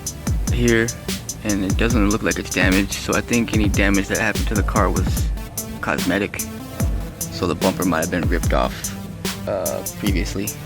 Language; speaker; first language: English; native; English